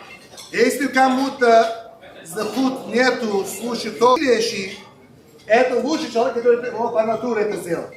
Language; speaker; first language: Russian; non-native, local second language; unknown